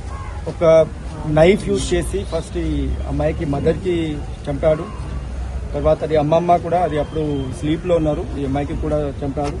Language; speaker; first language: Telugu; non-native, learner; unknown